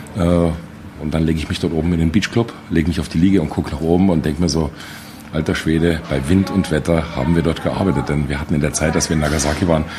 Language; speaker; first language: German; native; German